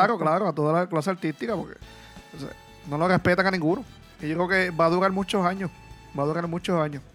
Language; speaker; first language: Spanish; native; Spanish